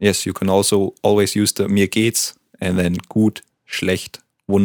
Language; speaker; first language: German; native; German